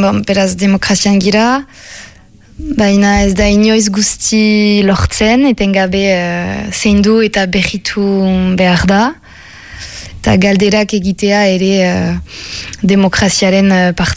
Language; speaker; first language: Basque; non-native, local second language; French